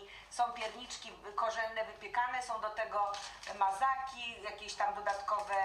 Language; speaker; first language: Polish; native; Polish